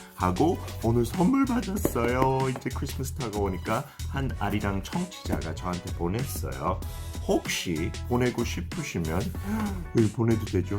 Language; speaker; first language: Korean; non-native, fluent; English